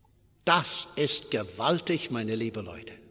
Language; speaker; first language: German; non-native, fluent; English